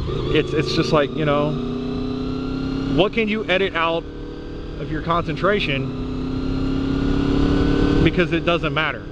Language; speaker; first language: English; native; English